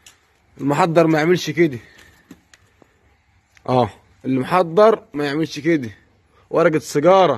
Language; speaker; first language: Arabic; native; Arabic